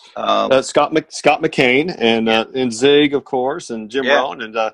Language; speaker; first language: English; native; English